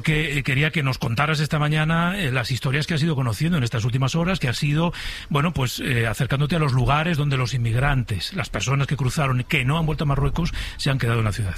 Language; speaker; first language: Spanish; native; Spanish